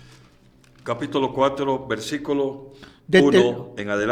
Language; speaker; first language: Spanish; native; Spanish